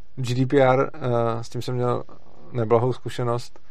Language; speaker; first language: Czech; native; Czech